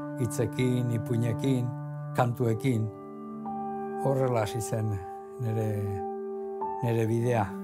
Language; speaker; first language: Basque; native; Basque